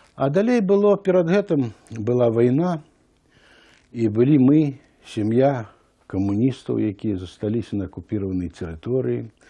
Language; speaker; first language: Belarusian; native; Belarusian